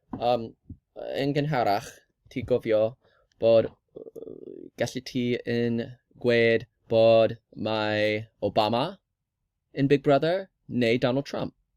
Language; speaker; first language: Welsh; non-native, learner; English